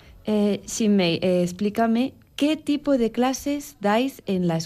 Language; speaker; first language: Spanish; non-native, local second language; Catalan